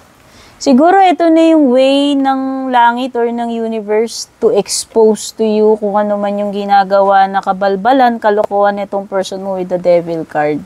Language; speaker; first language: Filipino; native; Filipino